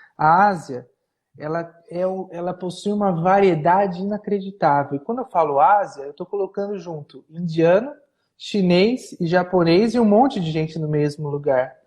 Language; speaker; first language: Portuguese; native; Portuguese